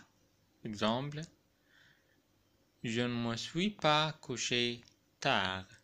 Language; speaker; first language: French; non-native, fluent; Arabic